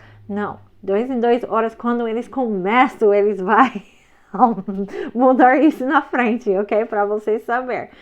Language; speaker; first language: Portuguese; non-native, fluent; English